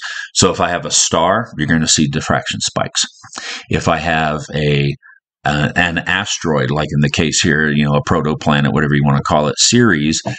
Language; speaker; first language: English; native; English